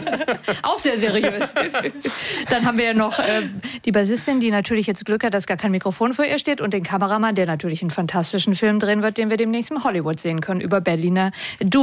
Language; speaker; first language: German; native; German